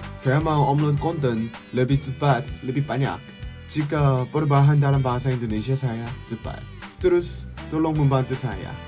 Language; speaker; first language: Indonesian; non-native, learner; Korean